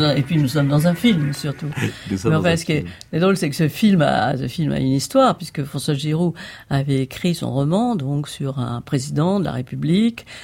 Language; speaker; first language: French; native; French